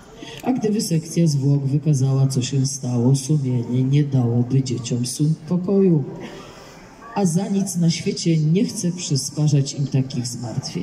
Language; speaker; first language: Polish; native; Polish